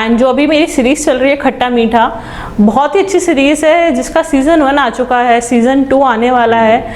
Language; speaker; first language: Hindi; native; Hindi